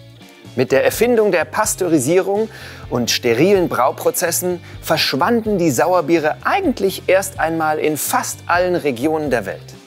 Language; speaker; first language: German; native; German